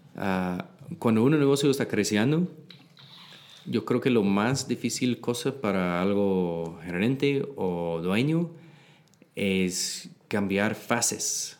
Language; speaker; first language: Spanish; non-native, learner; English